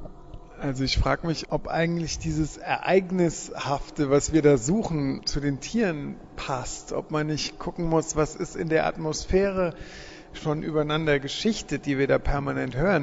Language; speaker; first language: German; native; German